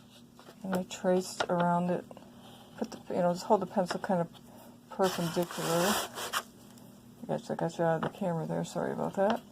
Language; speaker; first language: English; native; English